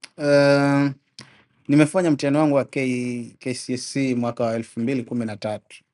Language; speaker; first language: Swahili; native; Swahili